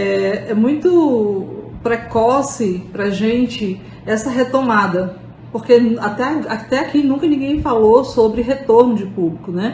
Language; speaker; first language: Portuguese; native; Portuguese